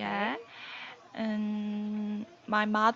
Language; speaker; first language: English; non-native, learner; Korean